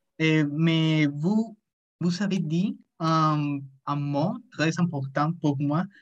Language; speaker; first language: French; non-native, learner; Spanish